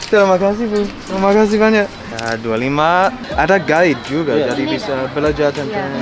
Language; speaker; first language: Indonesian; non-native, learner; English